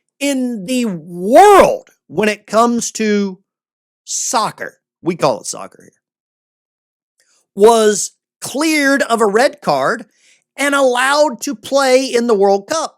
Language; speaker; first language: English; native; English